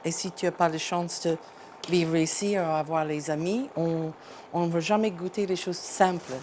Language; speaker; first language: French; non-native, fluent; English